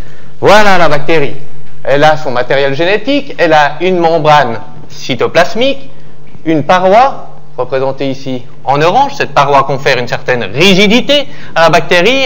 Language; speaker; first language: French; native; French